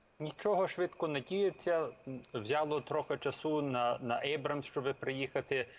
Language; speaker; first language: Ukrainian; early bilingual, heritage; English